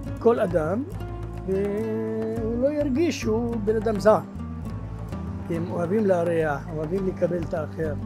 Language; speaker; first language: Hebrew; non-native, local second language; Arabic